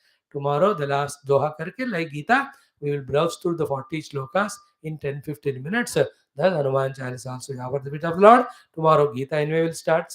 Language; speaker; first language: English; non-native, local second language; Hindi